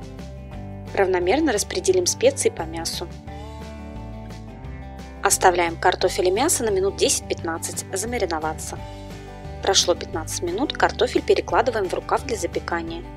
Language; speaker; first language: Russian; native; Russian